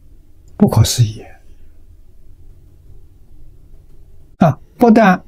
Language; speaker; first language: Chinese; native; Chinese